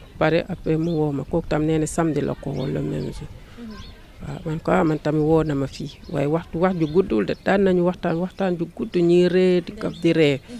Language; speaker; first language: Wolof; non-native, local second language; Jola-Fonyi